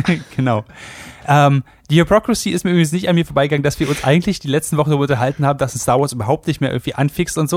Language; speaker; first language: German; native; German